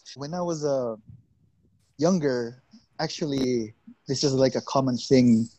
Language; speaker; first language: English; non-native, local second language; Hiligaynon